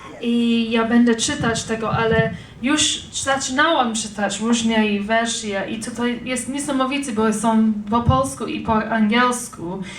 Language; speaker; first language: Polish; non-native, learner; English